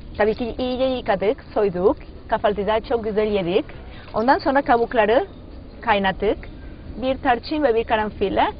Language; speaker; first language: Turkish; non-native, learner; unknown